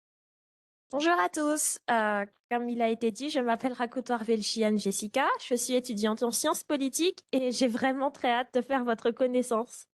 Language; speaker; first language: French; non-native, local second language; Malagasy